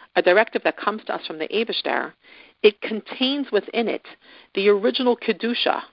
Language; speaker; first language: English; native; English